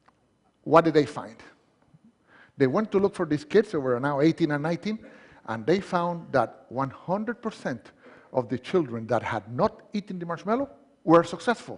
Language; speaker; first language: English; non-native, fluent; Spanish